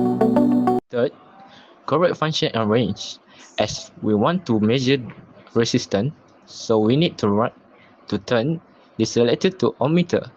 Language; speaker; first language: English; non-native, local second language; Malay